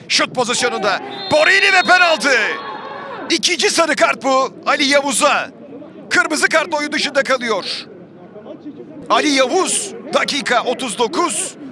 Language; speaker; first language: Turkish; native; Turkish